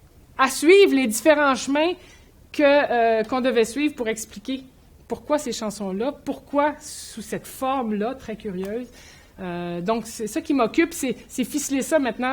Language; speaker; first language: French; native; French